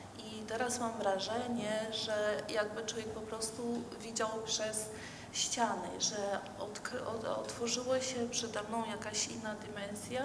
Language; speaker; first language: Polish; non-native, fluent; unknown